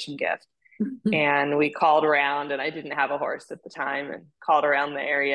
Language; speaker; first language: English; native; English